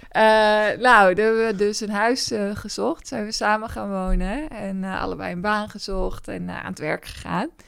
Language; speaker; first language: Dutch; native; Dutch